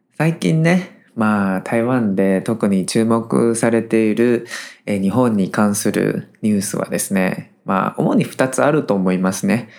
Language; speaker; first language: Japanese; native; Japanese